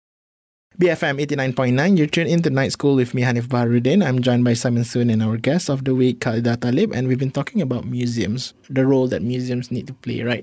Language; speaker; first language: English; non-native, local second language; Malay